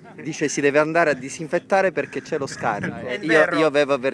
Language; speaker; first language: Italian; native; Italian